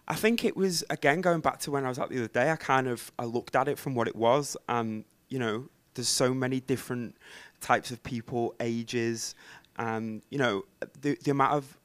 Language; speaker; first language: English; native; English